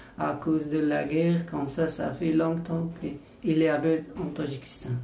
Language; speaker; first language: French; non-native, learner; Persian